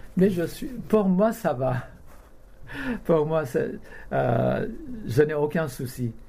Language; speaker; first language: French; non-native, fluent; Korean